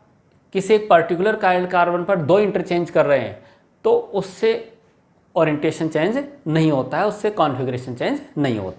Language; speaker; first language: Hindi; native; Hindi